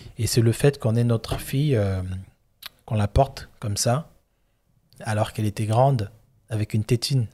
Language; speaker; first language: French; non-native, local second language; Lingala